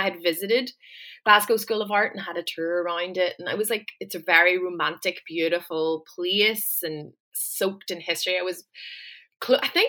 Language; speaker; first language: English; native; English